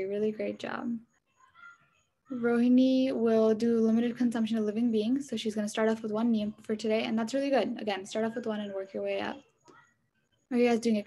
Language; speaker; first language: English; early bilingual, other home language; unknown